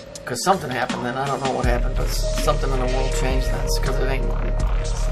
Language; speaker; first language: English; native; English